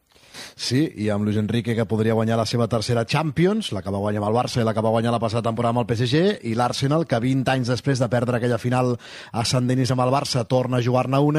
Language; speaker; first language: Catalan; native; Catalan